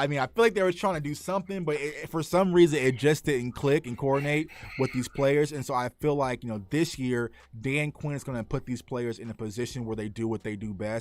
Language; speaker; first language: English; native; English